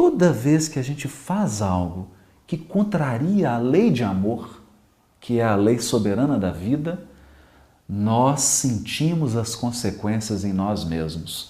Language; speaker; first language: Portuguese; native; Portuguese